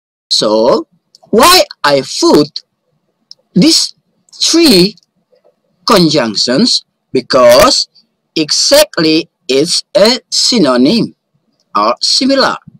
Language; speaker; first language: English; non-native, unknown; Indonesian